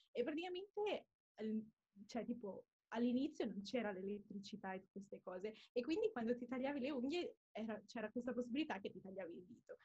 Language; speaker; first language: Italian; early bilingual, other home language; Tamil